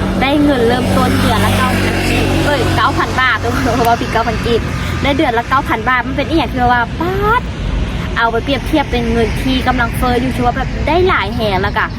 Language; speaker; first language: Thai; non-native, learner; Lao